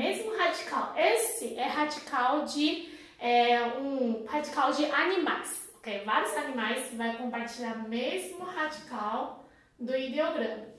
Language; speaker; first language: Portuguese; non-native, fluent; Chinese